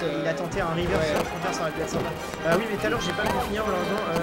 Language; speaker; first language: French; native; French